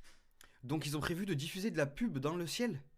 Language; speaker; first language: French; native; French